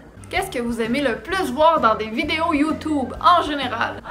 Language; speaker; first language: French; native; French